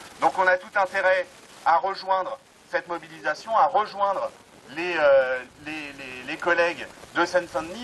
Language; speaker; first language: French; native; French